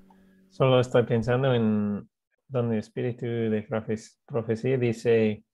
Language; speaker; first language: Spanish; non-native, fluent; English